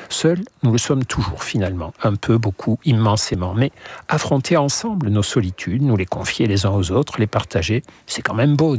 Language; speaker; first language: French; native; French